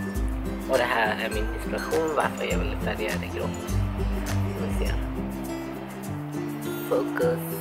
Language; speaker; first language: Swedish; non-native, fluent; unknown